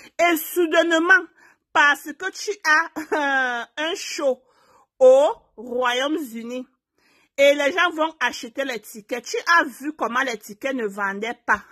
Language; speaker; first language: French; non-native, local second language; Haitian Creole